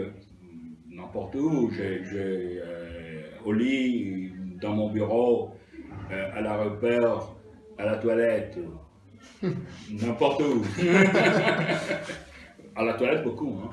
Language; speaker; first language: French; non-native, fluent; Italian